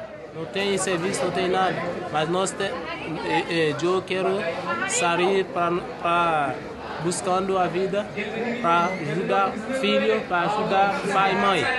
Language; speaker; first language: Portuguese; non-native, learner; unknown